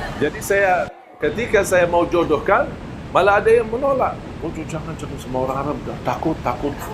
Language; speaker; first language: Malay; non-native, fluent; Arabic